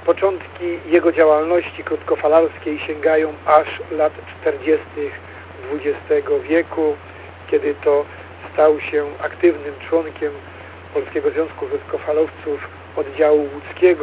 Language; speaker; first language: Polish; native; Polish